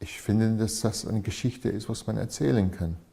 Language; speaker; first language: German; non-native, fluent; English